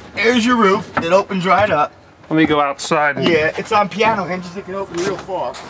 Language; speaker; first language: English; native; English